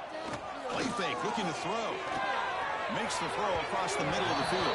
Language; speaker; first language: English; native; English